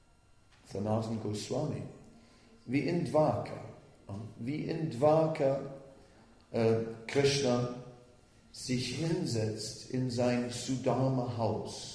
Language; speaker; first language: German; non-native, fluent; Dutch